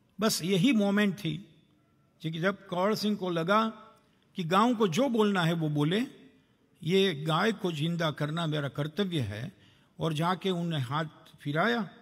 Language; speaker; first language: Hindi; non-native, local second language; Gujarati